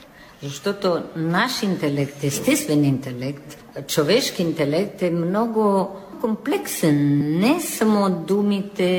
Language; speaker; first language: Bulgarian; non-native, fluent; Italian